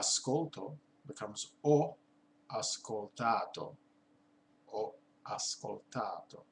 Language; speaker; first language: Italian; non-native, learner; English